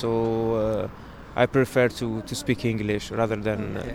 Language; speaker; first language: English; non-native, fluent; Arabic